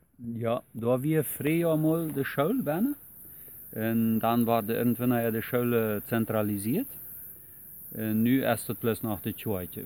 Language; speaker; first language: German; non-native, local second language; Plautdietsch